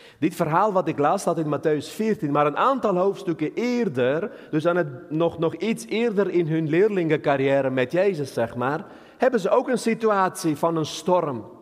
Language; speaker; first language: Dutch; non-native, fluent; Armenian